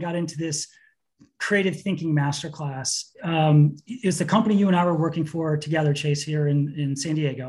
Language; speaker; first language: English; native; English